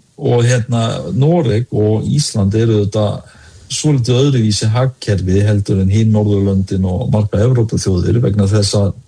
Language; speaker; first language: Icelandic; early bilingual, other home language; Danish